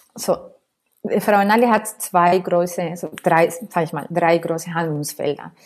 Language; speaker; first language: German; non-native, fluent; Spanish